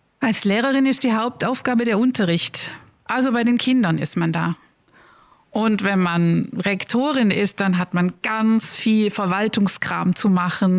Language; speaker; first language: German; native; German